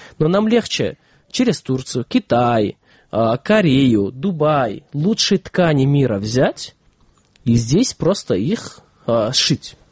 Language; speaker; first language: Russian; non-native, local second language; Kyrgyz